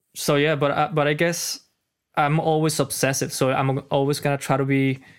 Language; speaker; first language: English; non-native, fluent; Spanish